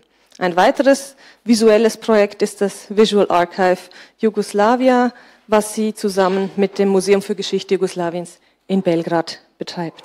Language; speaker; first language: German; native; German